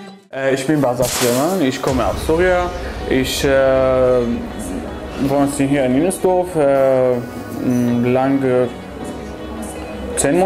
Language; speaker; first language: German; non-native, learner; Arabic